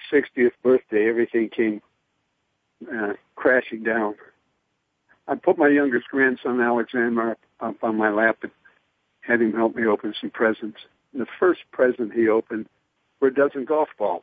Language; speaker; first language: English; native; English